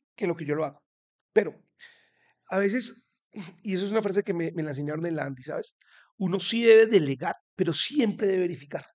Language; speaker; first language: Spanish; native; Spanish